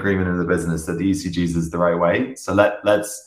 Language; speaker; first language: English; native; English